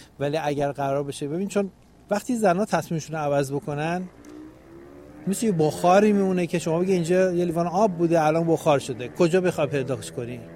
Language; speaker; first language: Persian; native; Persian